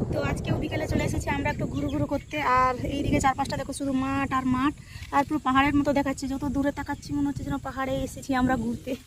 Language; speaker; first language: Bangla; non-native, local second language; Santali